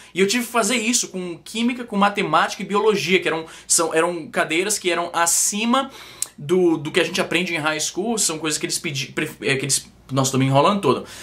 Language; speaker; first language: Portuguese; native; Portuguese